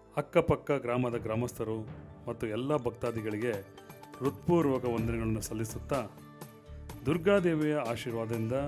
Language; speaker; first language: Kannada; non-native, local second language; Lambadi